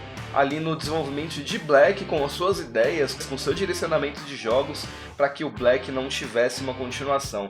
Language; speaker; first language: Portuguese; native; Portuguese